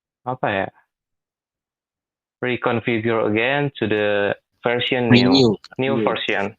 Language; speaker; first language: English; non-native, learner; Indonesian